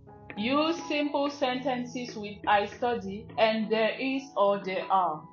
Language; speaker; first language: English; non-native, fluent; French